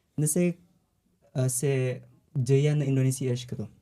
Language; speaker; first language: Albanian; non-native, learner; Indonesian